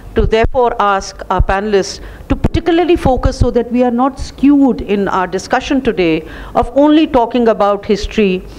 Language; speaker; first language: English; non-native, local second language; Hindi